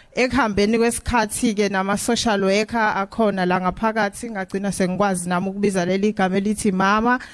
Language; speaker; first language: Zulu; native; Zulu